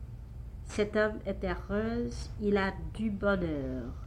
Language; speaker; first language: French; non-native, learner; English